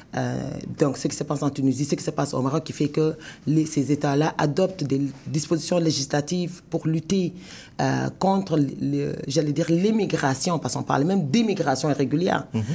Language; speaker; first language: French; non-native, local second language; Wolof